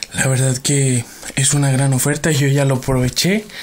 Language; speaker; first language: Spanish; native; Spanish